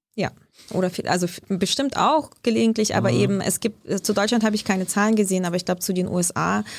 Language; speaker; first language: German; early bilingual, other home language; Lithuanian